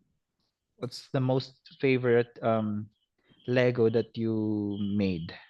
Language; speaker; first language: English; non-native, fluent; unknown